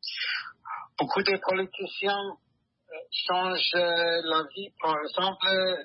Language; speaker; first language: French; non-native, learner; English